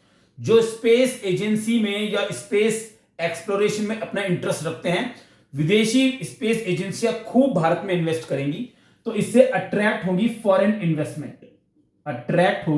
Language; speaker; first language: Hindi; native; Hindi